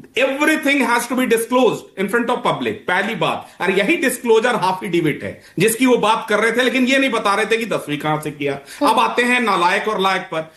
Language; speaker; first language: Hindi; native; Hindi